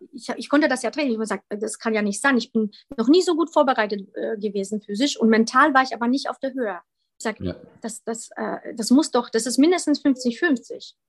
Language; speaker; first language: German; early bilingual, other home language; Polish